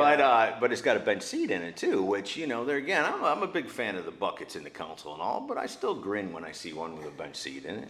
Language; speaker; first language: English; native; English